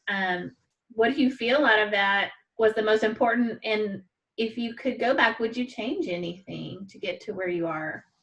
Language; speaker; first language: English; native; English